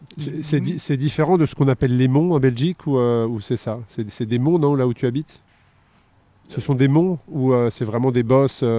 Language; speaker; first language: French; native; French